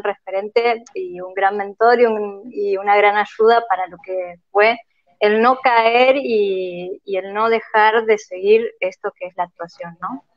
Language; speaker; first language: Spanish; native; Spanish